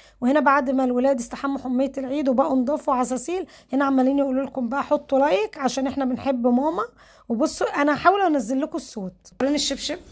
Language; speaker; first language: Arabic; native; Arabic